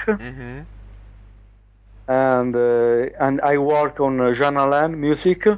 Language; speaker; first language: English; non-native, learner; Italian